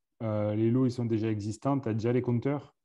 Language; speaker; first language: French; native; French